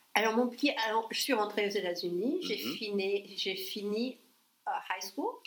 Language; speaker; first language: French; non-native, fluent; English